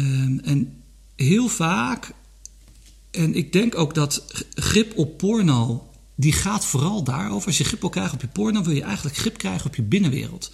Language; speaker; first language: Dutch; native; Dutch